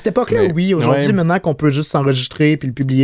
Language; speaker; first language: French; native; French